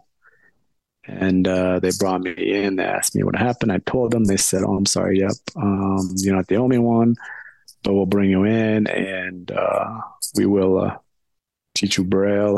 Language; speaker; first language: English; early bilingual, other home language; Amharic